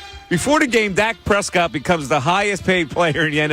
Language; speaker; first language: English; native; English